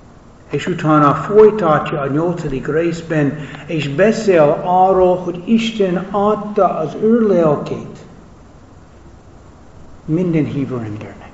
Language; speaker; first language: Hungarian; non-native, fluent; English